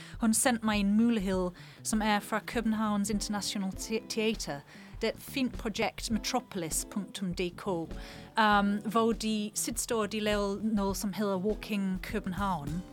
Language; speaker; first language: Danish; non-native, fluent; English